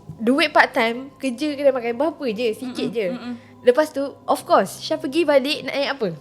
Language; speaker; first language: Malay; native; Malay